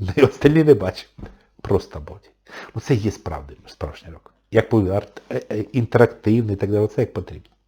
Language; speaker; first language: Ukrainian; non-native, local second language; Russian